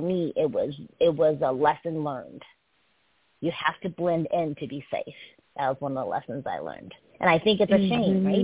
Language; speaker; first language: English; early bilingual, other home language; Chinese